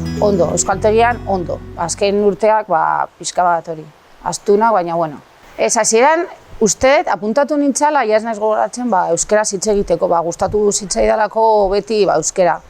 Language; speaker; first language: Basque; non-native, local second language; Spanish